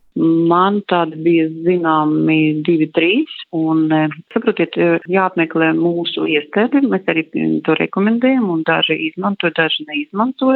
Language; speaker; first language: Latvian; non-native, local second language; Russian